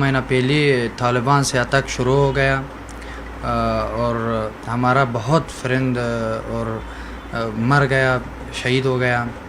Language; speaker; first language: Hindi; non-native, learner; Persian